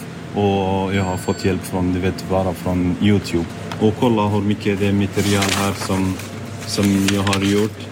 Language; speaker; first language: Swedish; non-native, learner; Arabic